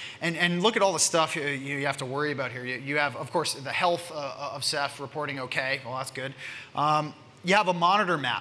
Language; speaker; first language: English; native; English